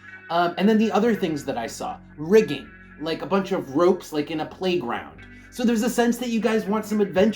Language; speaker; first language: English; native; English